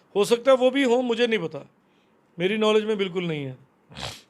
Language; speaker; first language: Hindi; non-native, local second language; Punjabi